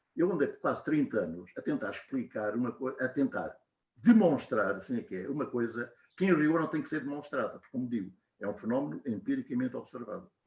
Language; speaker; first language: Portuguese; native; Portuguese